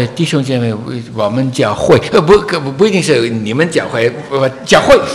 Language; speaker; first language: Chinese; non-native, fluent; English